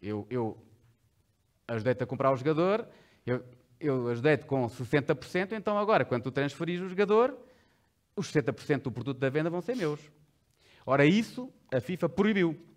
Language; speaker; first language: Portuguese; native; Portuguese